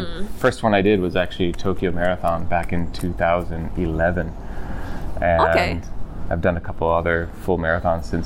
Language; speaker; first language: English; native; English